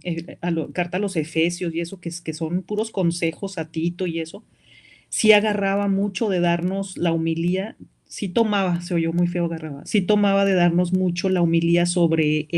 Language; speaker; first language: Spanish; native; Spanish